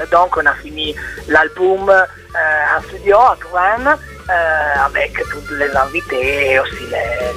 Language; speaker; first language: French; non-native, learner; Italian